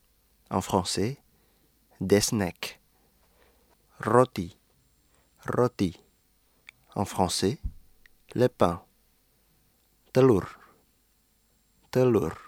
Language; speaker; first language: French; non-native, fluent; Indonesian